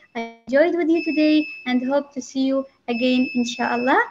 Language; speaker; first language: English; non-native, fluent; Arabic